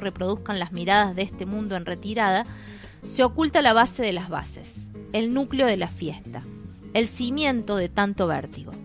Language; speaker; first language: Spanish; native; Spanish